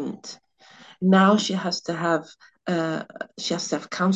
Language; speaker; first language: English; native; English